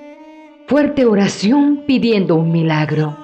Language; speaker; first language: Spanish; native; Spanish